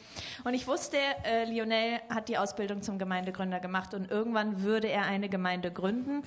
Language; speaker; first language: German; native; German